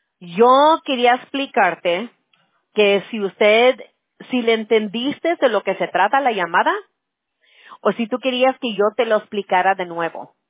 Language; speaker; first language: Spanish; early bilingual, other home language; English